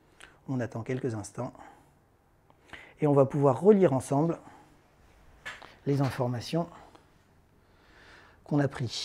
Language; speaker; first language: French; native; French